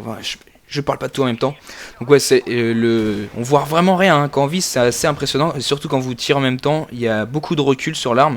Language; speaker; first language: French; native; French